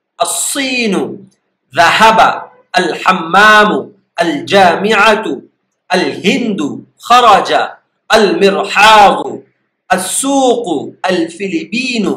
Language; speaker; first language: Arabic; non-native, fluent; Urdu